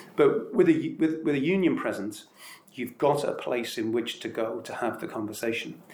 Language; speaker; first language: English; native; English